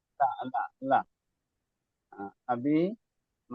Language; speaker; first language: Arabic; non-native, learner; Bangla